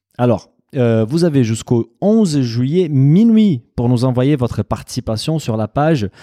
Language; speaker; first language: French; non-native, fluent; Portuguese